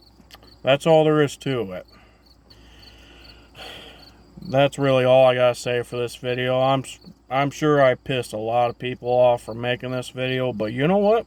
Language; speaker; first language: English; native; English